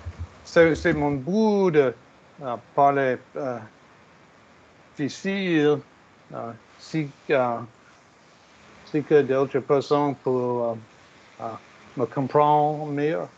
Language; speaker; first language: French; non-native, learner; English